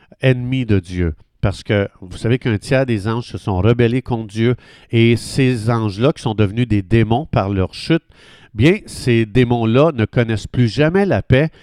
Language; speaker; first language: French; native; French